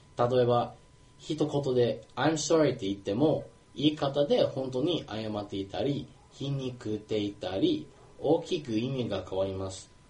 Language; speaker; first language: Japanese; non-native, fluent; English